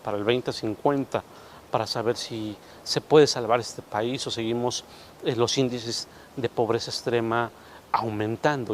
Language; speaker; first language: Spanish; native; Spanish